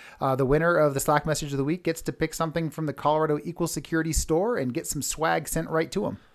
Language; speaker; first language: English; native; English